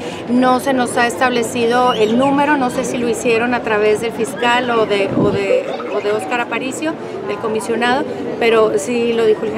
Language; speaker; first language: Spanish; native; Spanish